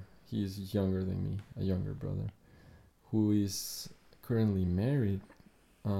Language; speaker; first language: English; non-native, fluent; Spanish